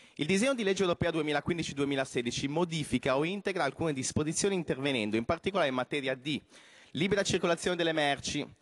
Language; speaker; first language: Italian; native; Italian